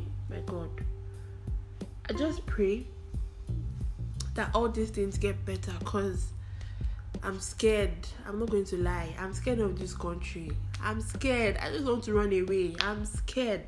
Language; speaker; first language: English; non-native, local second language; Igbo